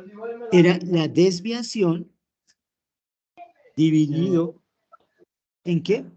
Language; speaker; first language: Spanish; native; Spanish